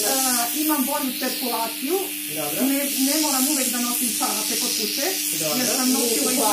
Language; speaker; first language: Serbian; native; Serbian